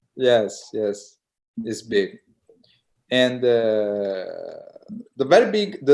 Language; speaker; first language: English; non-native, learner; Italian